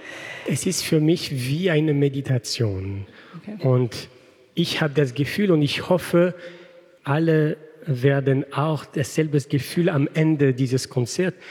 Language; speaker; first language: German; non-native, fluent; French